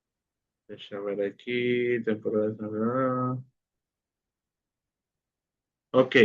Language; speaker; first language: Portuguese; non-native, fluent; Spanish